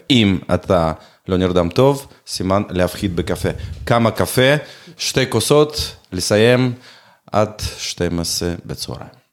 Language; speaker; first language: Hebrew; non-native, fluent; Russian